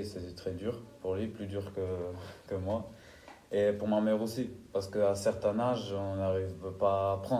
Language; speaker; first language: French; non-native, fluent; Albanian